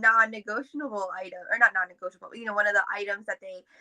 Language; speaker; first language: English; native; English